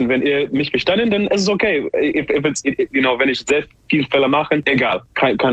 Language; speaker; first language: German; non-native, learner; English